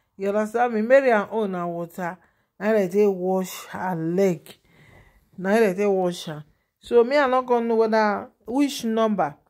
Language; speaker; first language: Nigerian Pidgin; non-native, local second language; Yoruba